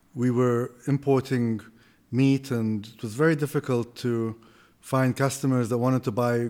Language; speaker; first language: English; non-native, fluent; Arabic